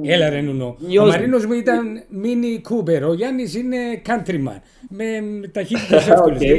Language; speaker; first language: Greek; native; Greek